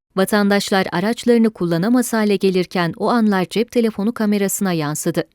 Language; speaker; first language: Turkish; native; Turkish